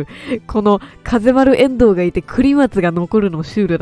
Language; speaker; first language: Japanese; native; Japanese